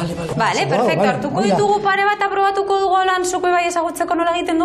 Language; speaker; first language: Basque; non-native, local second language; Spanish